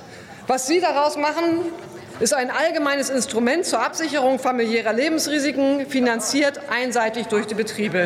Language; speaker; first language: German; native; German